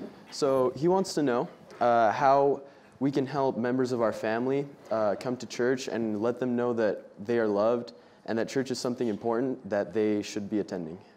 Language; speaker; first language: English; native; English